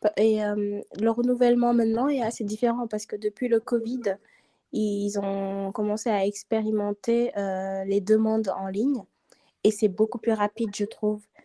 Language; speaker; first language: French; non-native, local second language; Wolof